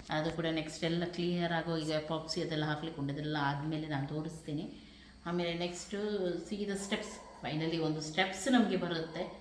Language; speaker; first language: Kannada; non-native, local second language; Konkani